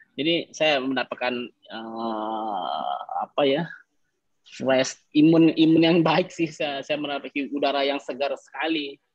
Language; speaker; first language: Indonesian; non-native, local second language; Minangkabau